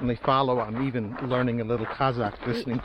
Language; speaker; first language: English; native; English